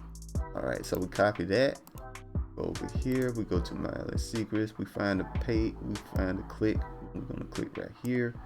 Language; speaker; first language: English; native; English